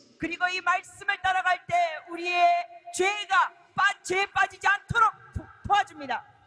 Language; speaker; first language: Korean; native; Korean